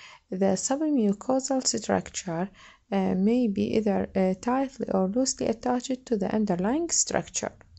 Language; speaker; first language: English; non-native, fluent; Arabic